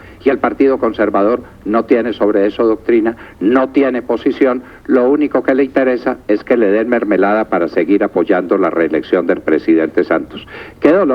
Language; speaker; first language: Spanish; native; Spanish